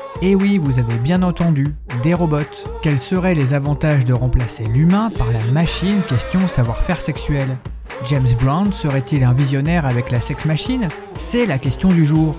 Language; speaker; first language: French; native; French